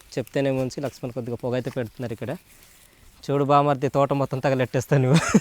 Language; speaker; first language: Telugu; non-native, local second language; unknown